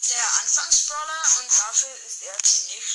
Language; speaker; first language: German; native; German